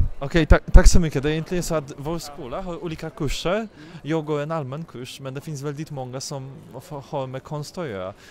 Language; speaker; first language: Swedish; non-native, fluent; Polish